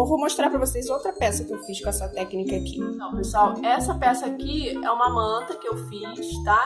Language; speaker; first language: Portuguese; native; Portuguese